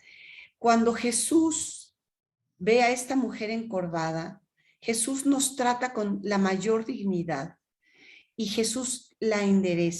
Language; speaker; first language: Spanish; native; Spanish